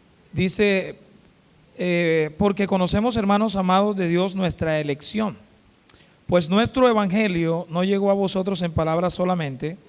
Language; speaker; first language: Spanish; native; Spanish